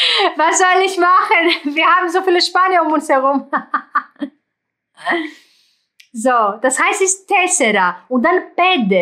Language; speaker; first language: German; non-native, fluent; Greek